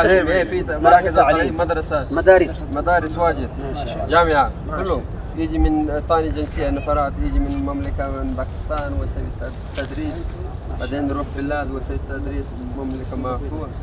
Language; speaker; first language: Arabic; non-native, learner; Oromo